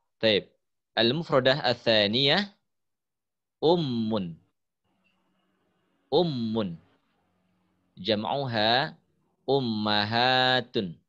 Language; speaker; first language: Arabic; non-native, fluent; Indonesian